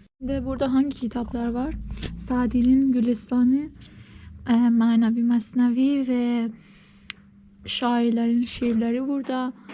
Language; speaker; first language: Turkish; non-native, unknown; Persian